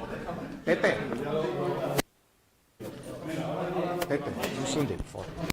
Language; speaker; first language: Spanish; native; Spanish